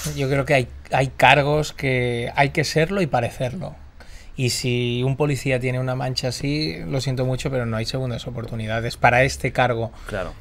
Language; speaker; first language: Spanish; native; Spanish